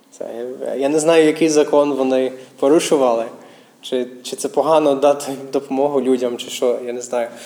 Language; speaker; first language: Ukrainian; non-native, fluent; English